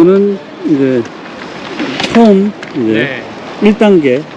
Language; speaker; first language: Korean; native; Korean